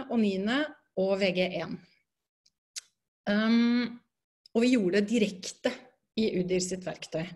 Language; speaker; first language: Norwegian; native; Norwegian